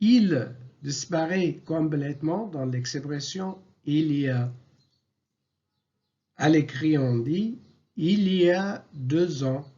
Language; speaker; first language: French; non-native, local second language; Arabic